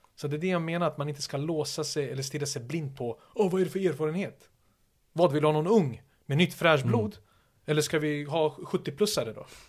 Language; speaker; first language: Swedish; early bilingual, other home language; Serbian